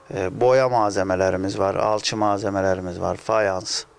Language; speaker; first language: Turkish; native; Turkish